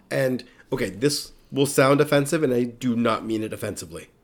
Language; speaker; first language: English; native; English